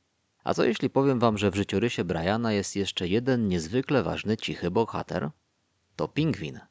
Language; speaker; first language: Polish; native; Polish